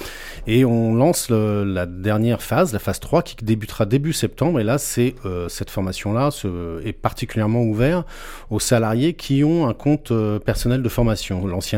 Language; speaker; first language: French; native; French